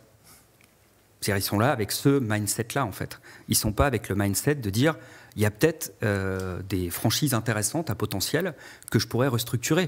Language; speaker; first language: French; native; French